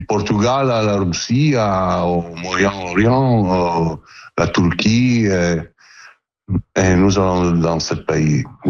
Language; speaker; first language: French; non-native, learner; Italian